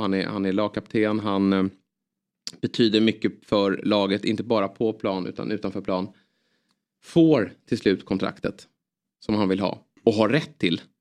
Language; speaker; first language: Swedish; native; Swedish